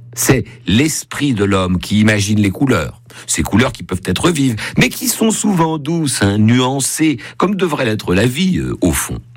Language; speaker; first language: French; native; French